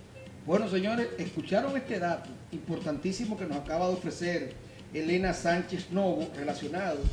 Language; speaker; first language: Spanish; native; Spanish